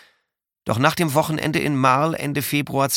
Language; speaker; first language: German; native; German